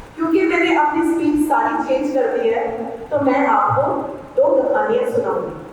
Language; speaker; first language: Hindi; non-native, local second language; Punjabi